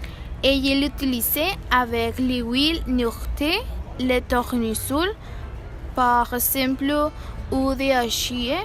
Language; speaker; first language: French; non-native, learner; Spanish